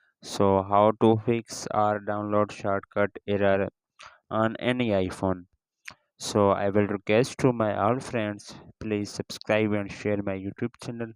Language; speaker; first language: English; non-native, local second language; Urdu